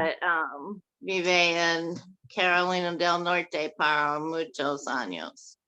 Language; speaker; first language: Spanish; non-native, learner; English